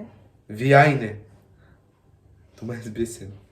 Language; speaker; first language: German; non-native, fluent; Bulgarian